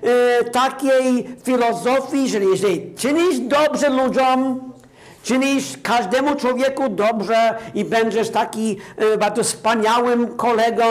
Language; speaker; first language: Polish; non-native, fluent; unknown